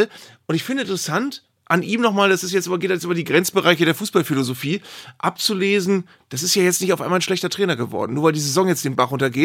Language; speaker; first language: German; native; German